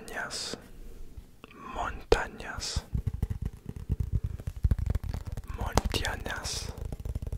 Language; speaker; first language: Spanish; non-native, learner; English